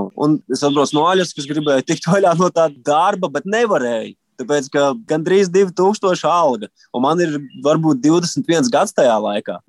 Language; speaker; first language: Latvian; native; Latvian